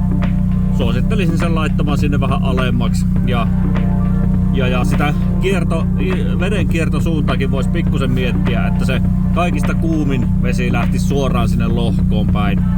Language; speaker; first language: Finnish; native; Finnish